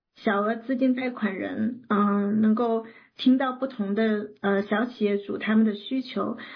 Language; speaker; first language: Chinese; native; Chinese